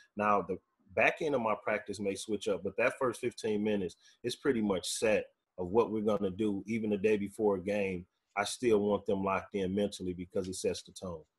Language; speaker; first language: English; native; English